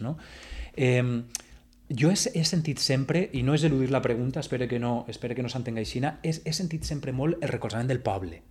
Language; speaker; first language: Catalan; native; Catalan